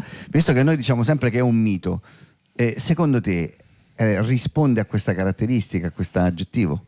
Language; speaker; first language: Italian; native; Italian